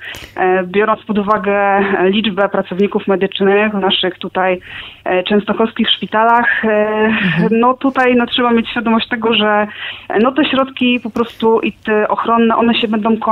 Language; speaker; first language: Polish; native; Polish